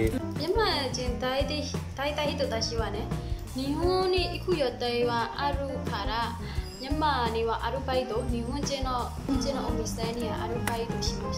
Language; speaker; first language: Japanese; non-native, learner; Burmese